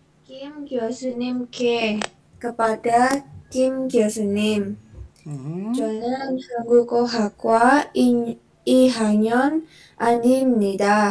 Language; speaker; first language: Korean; non-native, learner; Indonesian